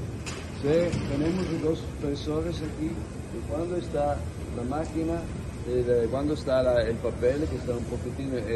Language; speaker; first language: Spanish; non-native, learner; Italian